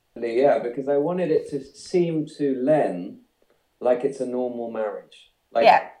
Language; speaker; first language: English; native; English